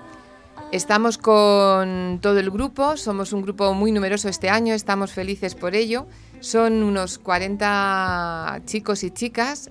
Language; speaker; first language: Spanish; native; Spanish